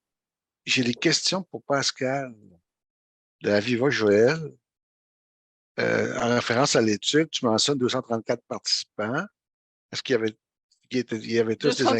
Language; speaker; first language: French; native; French